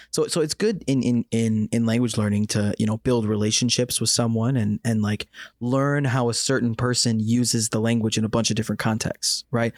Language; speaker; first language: English; native; English